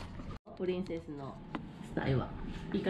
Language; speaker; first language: Japanese; native; Japanese